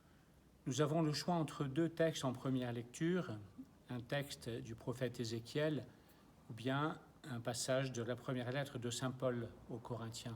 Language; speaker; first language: French; native; French